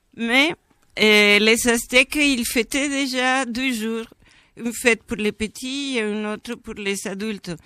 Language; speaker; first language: French; non-native, fluent; Spanish